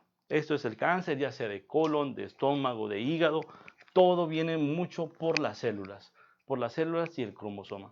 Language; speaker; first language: Spanish; native; Spanish